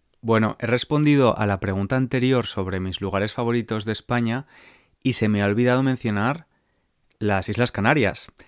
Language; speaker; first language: Spanish; native; Spanish